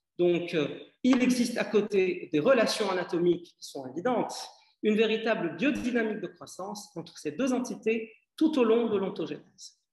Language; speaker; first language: French; non-native, local second language; Arabic